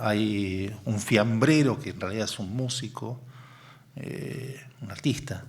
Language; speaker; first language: Spanish; native; Spanish